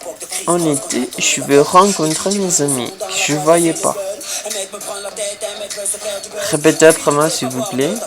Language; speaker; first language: French; non-native, fluent; Spanish